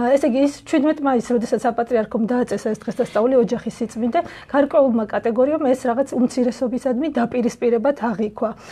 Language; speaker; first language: Georgian; native; Georgian